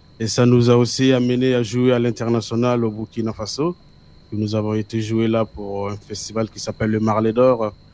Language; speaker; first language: French; non-native, local second language; Mossi